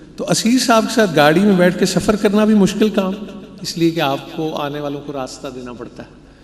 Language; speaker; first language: Urdu; non-native, local second language; Punjabi